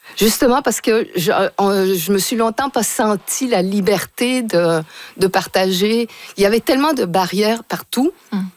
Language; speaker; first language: French; early bilingual, other home language; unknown